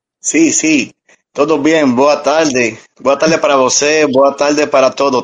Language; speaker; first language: Portuguese; non-native, learner; Spanish